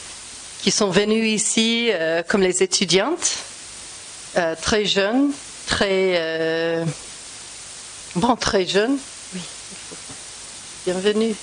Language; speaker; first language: French; non-native, fluent; English